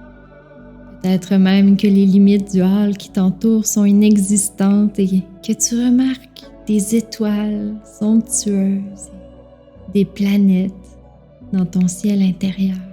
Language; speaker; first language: French; native; French